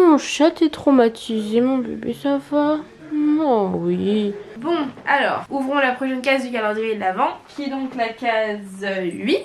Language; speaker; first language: French; native; French